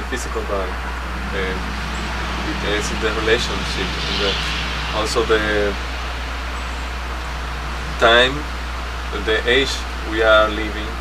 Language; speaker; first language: English; non-native, learner; Spanish